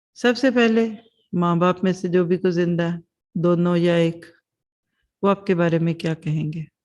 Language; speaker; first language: Urdu; non-native, local second language; Punjabi